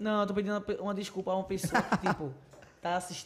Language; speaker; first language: Portuguese; native; Portuguese